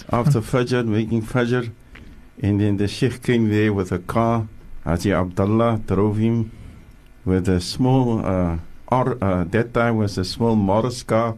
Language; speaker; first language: English; native; English